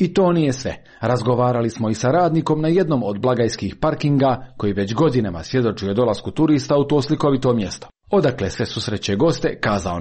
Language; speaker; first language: Croatian; native; Croatian